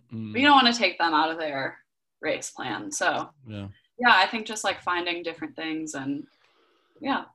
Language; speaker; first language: English; native; English